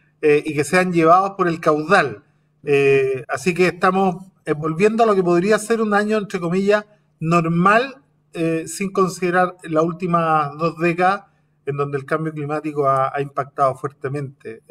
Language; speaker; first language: Spanish; native; Spanish